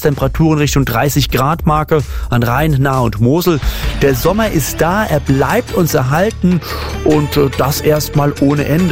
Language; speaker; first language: German; native; German